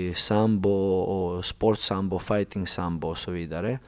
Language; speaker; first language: Swedish; non-native, fluent; Russian